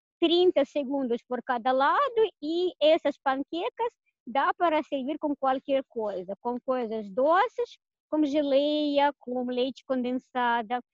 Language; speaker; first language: Portuguese; non-native, fluent; Russian